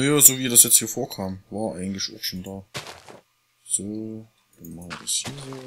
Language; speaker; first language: German; native; German